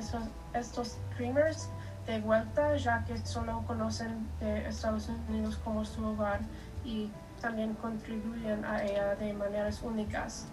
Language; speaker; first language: Spanish; non-native, learner; English